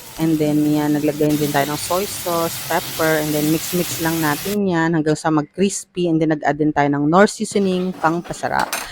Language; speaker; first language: Filipino; native; Filipino